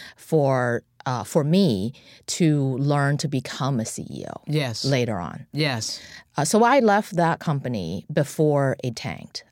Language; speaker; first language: English; non-native, fluent; Chinese